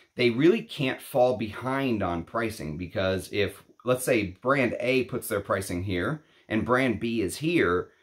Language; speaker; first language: English; non-native, fluent; Arabic